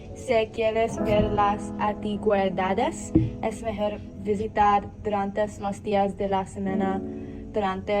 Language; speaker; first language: Spanish; non-native, learner; Thai